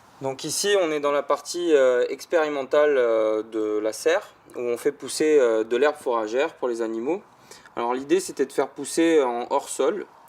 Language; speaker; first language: French; early bilingual, other home language; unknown